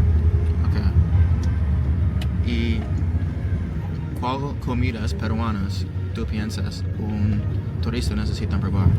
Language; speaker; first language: Spanish; non-native, learner; English